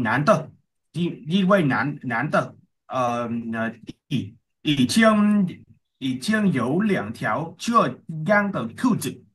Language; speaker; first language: Chinese; non-native, learner; Vietnamese